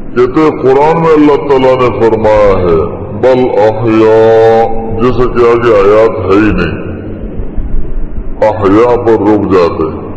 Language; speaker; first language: Urdu; non-native, local second language; Pashto